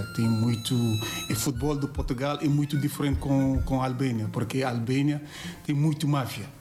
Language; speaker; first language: Portuguese; non-native, learner; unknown